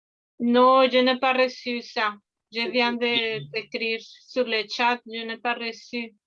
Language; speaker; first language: French; non-native, fluent; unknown